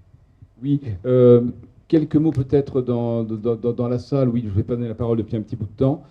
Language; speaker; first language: French; native; French